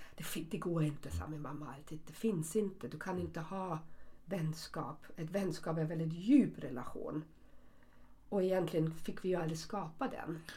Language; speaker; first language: Swedish; early bilingual, other home language; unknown